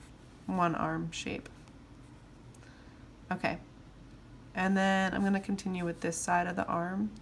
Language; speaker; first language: English; native; English